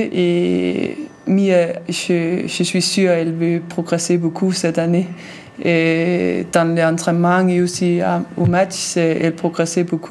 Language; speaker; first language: French; non-native, learner; Danish